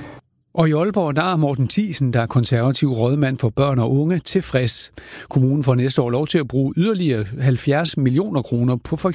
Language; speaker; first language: Danish; native; Danish